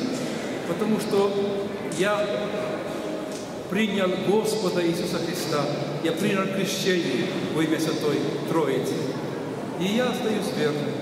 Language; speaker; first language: Russian; non-native, local second language; Ukrainian